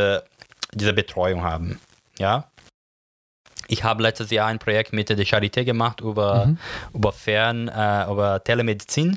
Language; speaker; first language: German; non-native, learner; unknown